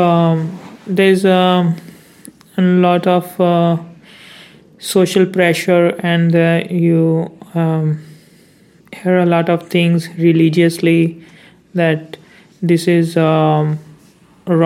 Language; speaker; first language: English; non-native, local second language; Urdu